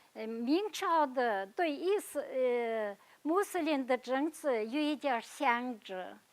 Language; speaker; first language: Chinese; non-native, fluent; Kazakh